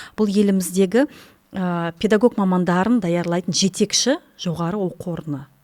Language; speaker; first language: Kazakh; non-native, local second language; Russian